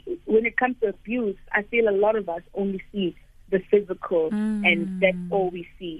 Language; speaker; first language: English; non-native, local second language; Xhosa